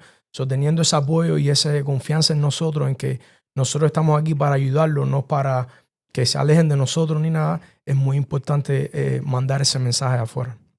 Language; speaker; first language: Spanish; early bilingual, other home language; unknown